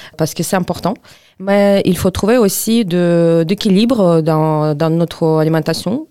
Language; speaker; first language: French; non-native, fluent; Ukrainian